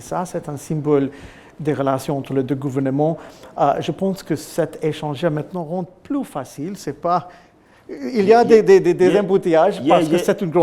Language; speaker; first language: French; non-native, fluent; English